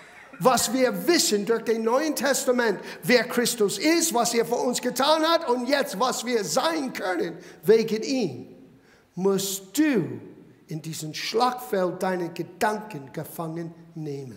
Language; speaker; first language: German; non-native, fluent; English